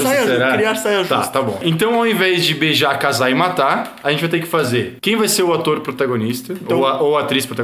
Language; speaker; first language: Portuguese; native; Portuguese